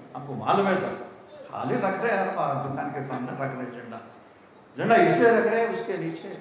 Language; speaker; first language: Hindi; non-native, local second language; Telugu